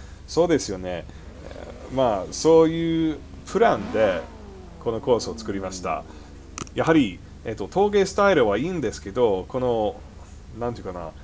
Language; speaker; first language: Japanese; non-native, fluent; English